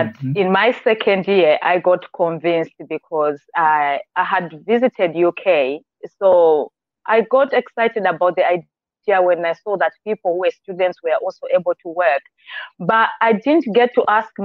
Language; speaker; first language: English; non-native, local second language; Nyanja